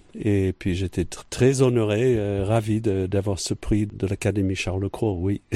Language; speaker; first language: French; non-native, fluent; English